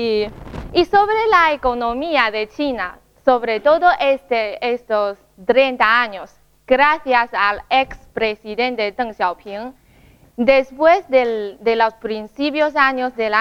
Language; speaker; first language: Spanish; non-native, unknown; Chinese